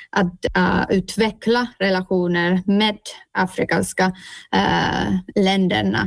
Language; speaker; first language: Swedish; non-native, fluent; Finnish